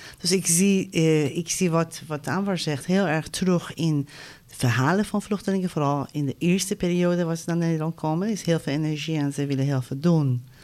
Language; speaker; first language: Dutch; non-native, fluent; Persian